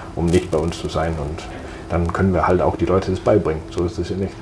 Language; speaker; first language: German; non-native, fluent; Danish